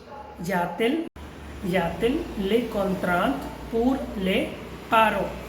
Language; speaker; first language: French; non-native, fluent; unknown